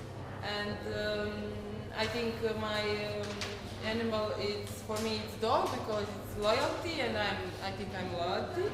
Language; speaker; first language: English; non-native, learner; Serbian